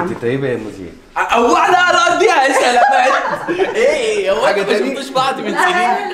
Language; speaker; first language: Arabic; native; Arabic